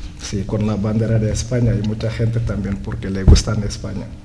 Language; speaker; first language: Spanish; non-native, learner; Wolof